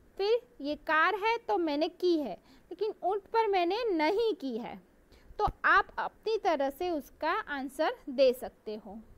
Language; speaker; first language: Hindi; non-native, local second language; Gujarati